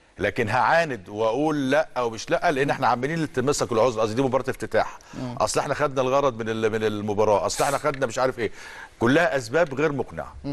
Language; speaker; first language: Egyptian Arabic; native; Egyptian Arabic